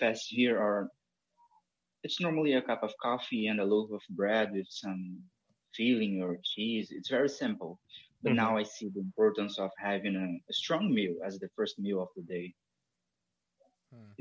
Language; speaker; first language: English; non-native, fluent; Portuguese